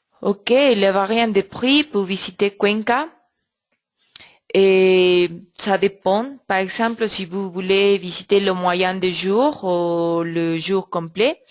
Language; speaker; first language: French; non-native, learner; Spanish